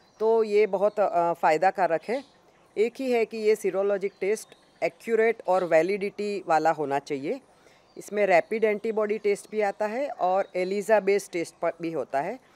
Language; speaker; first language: Hindi; non-native, local second language; Gujarati